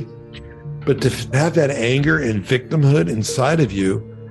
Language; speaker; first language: English; early bilingual, other home language; Yiddish